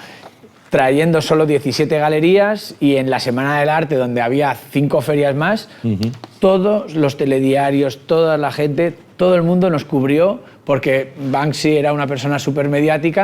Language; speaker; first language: Spanish; native; Spanish